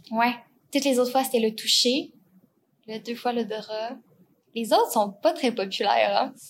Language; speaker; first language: French; native; French